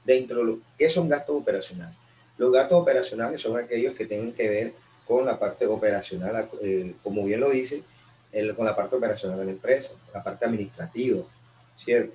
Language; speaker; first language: Spanish; native; Spanish